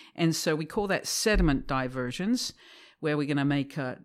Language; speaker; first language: English; native; English